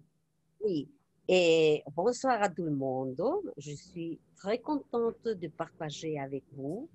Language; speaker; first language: French; non-native, fluent; Spanish